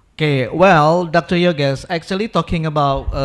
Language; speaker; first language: English; non-native, local second language; Indonesian